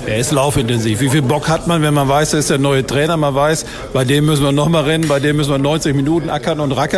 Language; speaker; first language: German; native; German